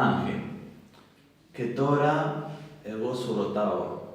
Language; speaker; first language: Greek; non-native, fluent; Spanish